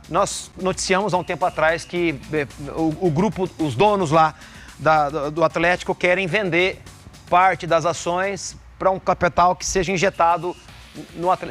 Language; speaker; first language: Portuguese; native; Portuguese